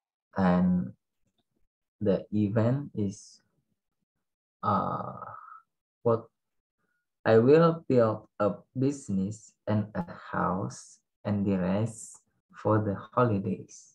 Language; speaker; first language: English; non-native, learner; Indonesian